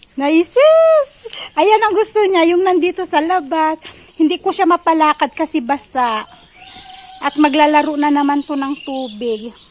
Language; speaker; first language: Filipino; non-native, local second language; Iloko